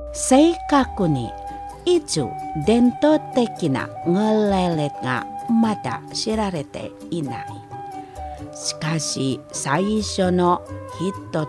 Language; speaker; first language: Japanese; non-native, fluent; Indonesian